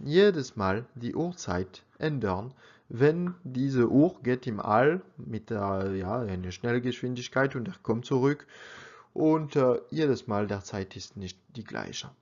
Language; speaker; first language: German; non-native, learner; French